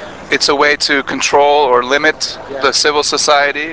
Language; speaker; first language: English; native; English